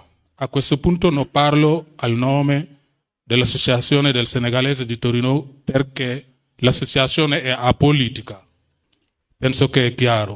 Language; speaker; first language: Italian; non-native, fluent; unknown